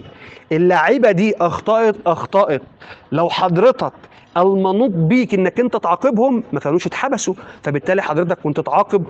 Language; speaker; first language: Arabic; native; Arabic